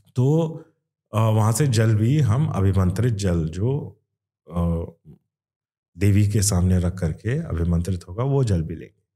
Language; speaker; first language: Hindi; non-native, local second language; Kannada